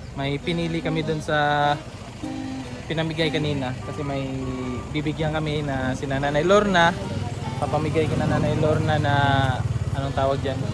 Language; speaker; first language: Filipino; non-native, local second language; Cebuano